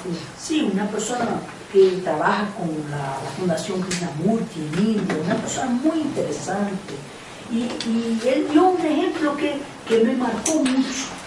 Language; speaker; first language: Spanish; non-native, fluent; Portuguese